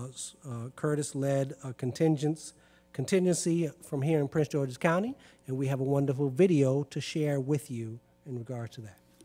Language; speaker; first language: English; native; English